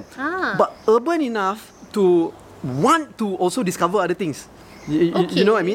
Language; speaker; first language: English; non-native, local second language; Malay